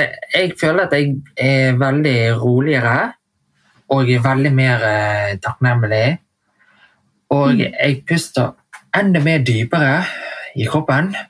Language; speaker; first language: Norwegian; early bilingual, heritage; Vietnamese